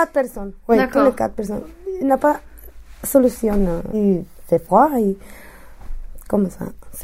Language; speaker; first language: French; non-native, learner; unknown